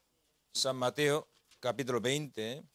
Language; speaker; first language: Spanish; non-native, learner; Korean